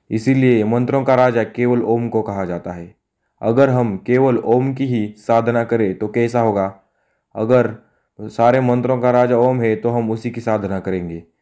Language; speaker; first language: Hindi; non-native, local second language; Marathi